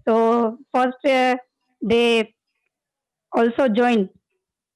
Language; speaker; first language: English; non-native, learner; Gujarati